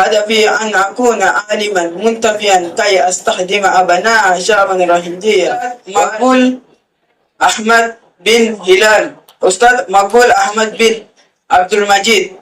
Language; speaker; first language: Arabic; non-native, learner; Rohingya